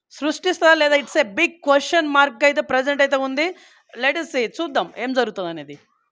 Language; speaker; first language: Telugu; native; Telugu